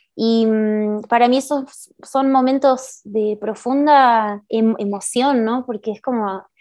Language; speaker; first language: Spanish; native; Spanish